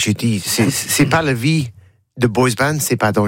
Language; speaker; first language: French; non-native, learner; English